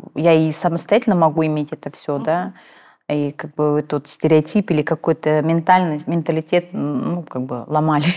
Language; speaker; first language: Russian; non-native, local second language; Kazakh